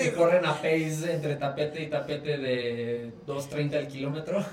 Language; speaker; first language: Spanish; native; Spanish